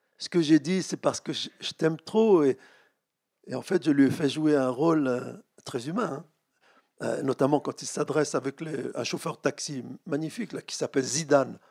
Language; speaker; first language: French; native; French